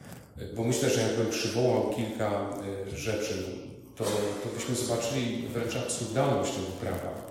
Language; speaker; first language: Polish; native; Polish